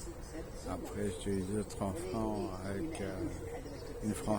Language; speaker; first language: French; early bilingual, other home language; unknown